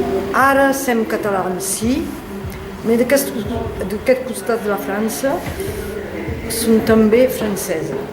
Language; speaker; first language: Catalan; non-native, local second language; French